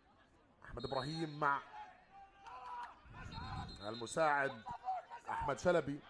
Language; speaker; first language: Arabic; native; Arabic